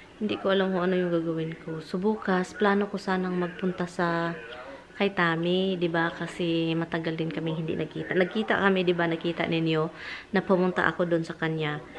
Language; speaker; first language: Filipino; non-native, local second language; Cebuano